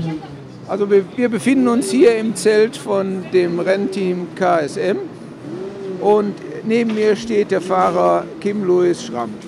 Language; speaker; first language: German; native; German